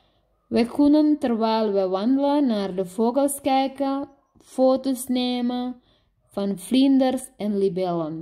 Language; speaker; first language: Dutch; non-native, learner; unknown